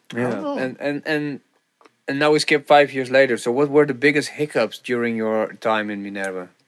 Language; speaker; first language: English; non-native, fluent; Bulgarian